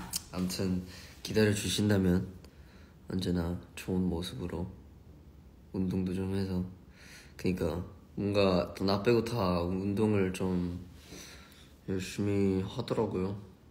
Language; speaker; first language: Korean; early bilingual, heritage; Korean